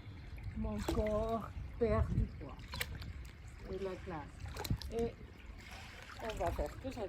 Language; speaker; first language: French; non-native, fluent; Spanish